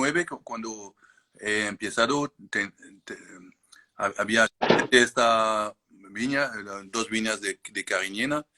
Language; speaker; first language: Spanish; non-native, learner; French